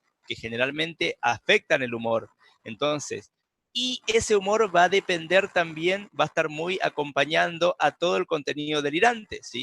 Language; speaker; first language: Spanish; native; Spanish